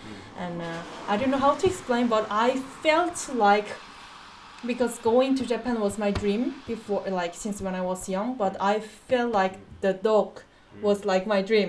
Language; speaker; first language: English; non-native, fluent; Korean